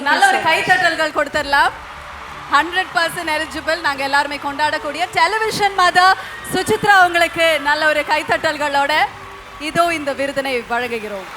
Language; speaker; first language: Tamil; native; Tamil